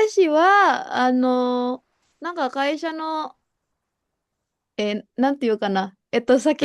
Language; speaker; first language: Japanese; non-native, learner; Indonesian